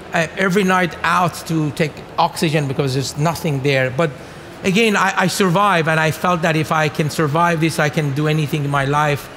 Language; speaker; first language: English; non-native, fluent; Persian